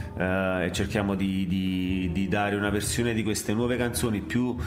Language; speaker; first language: Italian; native; Italian